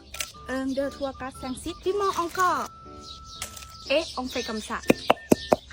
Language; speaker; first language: French; non-native, learner; Thai